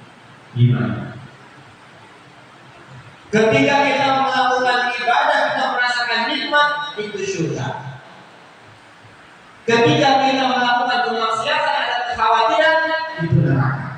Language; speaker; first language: Indonesian; native; Indonesian